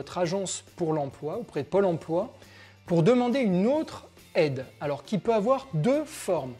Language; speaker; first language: French; native; French